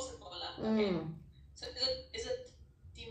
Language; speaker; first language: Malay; non-native, learner; English